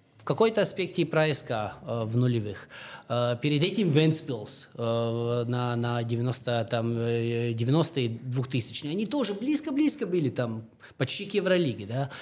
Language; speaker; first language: Russian; non-native, local second language; Latvian